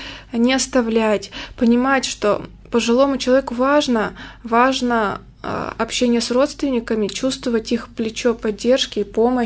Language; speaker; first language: Russian; native; Russian